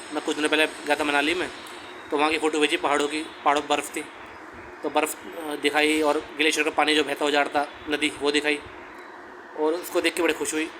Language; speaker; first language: Hindi; native; Hindi